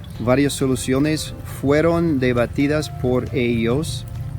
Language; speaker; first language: Spanish; non-native, fluent; English